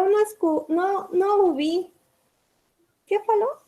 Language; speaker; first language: Portuguese; non-native, learner; Spanish